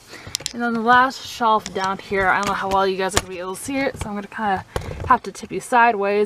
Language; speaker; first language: English; native; English